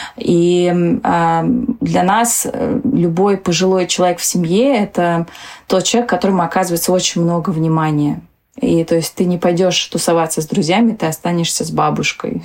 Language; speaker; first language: Russian; early bilingual, other home language; Tajik